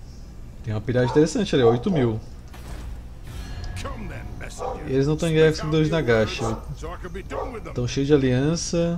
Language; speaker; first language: Portuguese; native; Portuguese